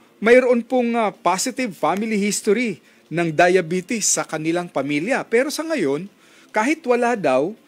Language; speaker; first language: Filipino; non-native, local second language; Bikol